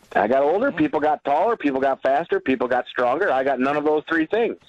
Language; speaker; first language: English; native; English